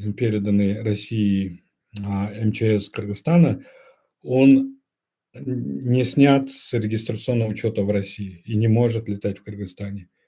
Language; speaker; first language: Russian; non-native, local second language; Kyrgyz